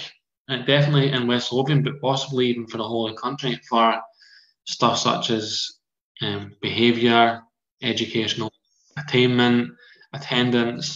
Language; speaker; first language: English; native; English